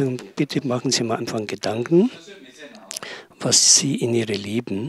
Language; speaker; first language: German; non-native, learner; Tibetan